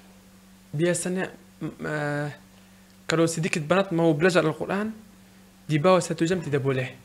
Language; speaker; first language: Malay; non-native, learner; Arabic